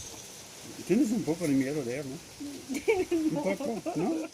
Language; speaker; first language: Spanish; non-native, learner; English